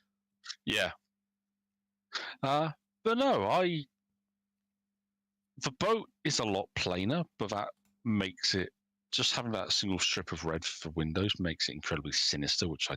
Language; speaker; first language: English; native; English